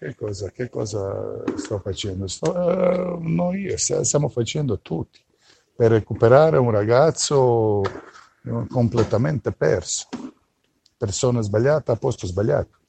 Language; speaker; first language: Italian; non-native, fluent; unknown